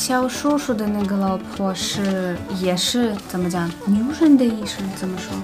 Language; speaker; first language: Chinese; non-native, fluent; Russian